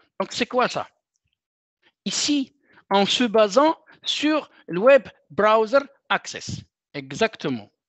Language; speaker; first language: French; non-native, local second language; Arabic